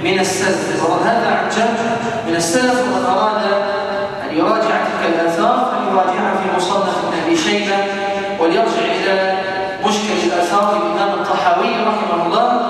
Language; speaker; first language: Arabic; native; Arabic